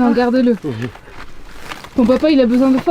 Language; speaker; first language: French; native; French